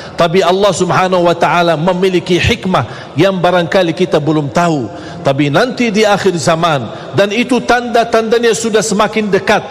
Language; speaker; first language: Malay; non-native, fluent; Arabic